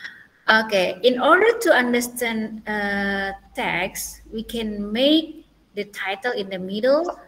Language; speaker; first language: English; non-native, learner; Indonesian